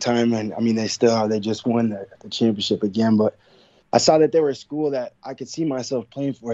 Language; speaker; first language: English; native; English